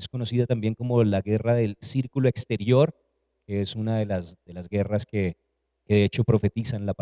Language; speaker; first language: Spanish; native; Spanish